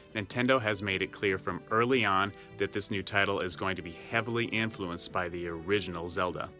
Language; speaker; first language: English; native; English